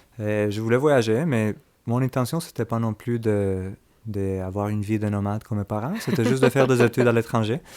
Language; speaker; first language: French; early bilingual, other home language; Spanish